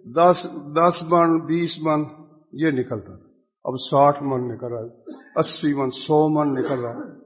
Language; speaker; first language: Urdu; non-native, local second language; Punjabi